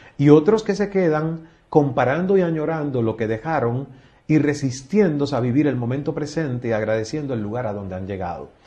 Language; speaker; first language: Spanish; native; Spanish